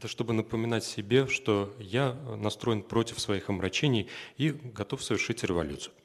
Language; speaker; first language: Russian; native; Russian